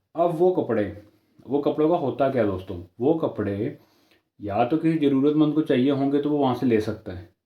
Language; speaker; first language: Hindi; native; Hindi